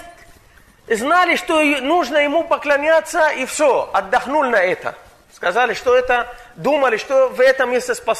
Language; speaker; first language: Russian; non-native, fluent; Arabic